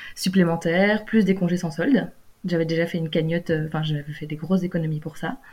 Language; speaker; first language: French; native; French